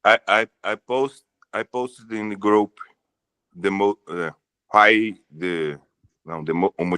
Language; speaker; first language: English; non-native, learner; Portuguese